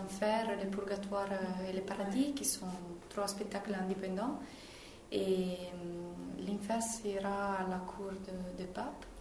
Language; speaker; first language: French; non-native, fluent; Italian